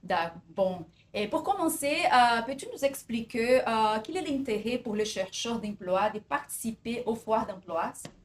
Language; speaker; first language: French; non-native, fluent; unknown